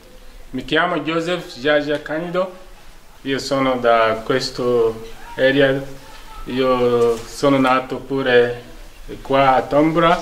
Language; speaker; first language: Italian; non-native, fluent; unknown